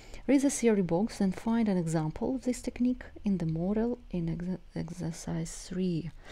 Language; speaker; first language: English; non-native, fluent; Russian